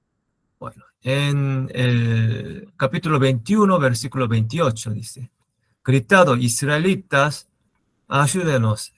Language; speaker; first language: Spanish; non-native, learner; Korean